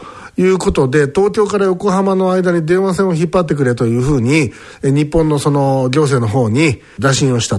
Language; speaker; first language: Japanese; native; Japanese